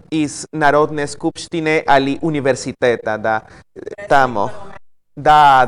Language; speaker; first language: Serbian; non-native, learner; Spanish